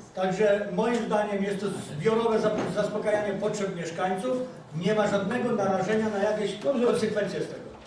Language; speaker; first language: Polish; native; Polish